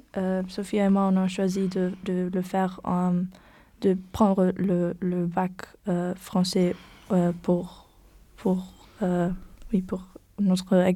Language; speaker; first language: French; non-native, learner; German